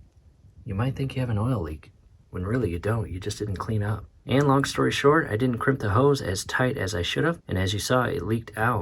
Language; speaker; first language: English; native; English